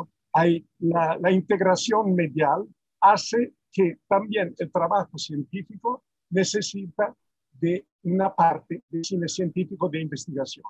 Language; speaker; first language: Spanish; non-native, fluent; Italian